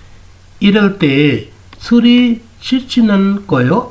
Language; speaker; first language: Korean; non-native, fluent; Urdu